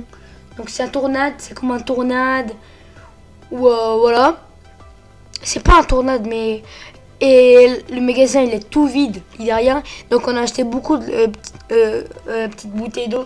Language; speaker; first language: French; early bilingual, other home language; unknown